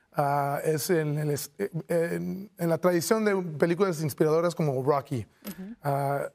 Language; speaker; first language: Spanish; early bilingual, heritage; Spanish